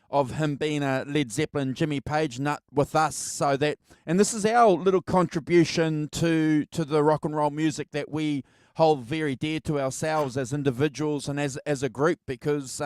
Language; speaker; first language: English; native; English